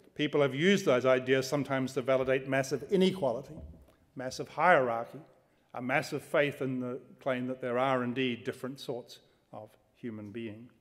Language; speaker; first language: English; native; English